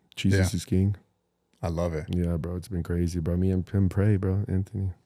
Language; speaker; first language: English; non-native, fluent; Ukrainian